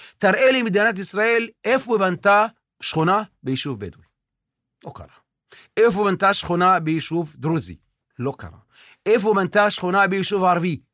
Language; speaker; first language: Hebrew; non-native, local second language; Arabic